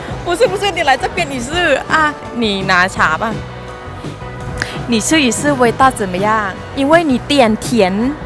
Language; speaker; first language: Chinese; non-native, fluent; Thai